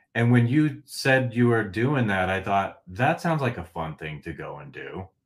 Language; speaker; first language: English; native; English